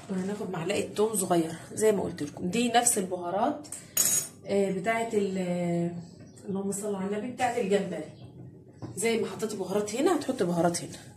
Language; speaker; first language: Arabic; native; Arabic